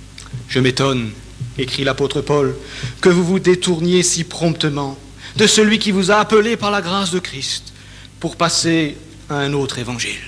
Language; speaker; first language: French; native; French